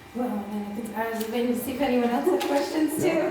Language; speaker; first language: English; native; English